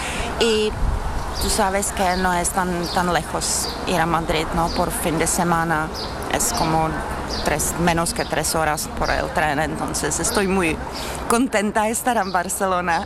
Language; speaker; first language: Spanish; non-native, fluent; Czech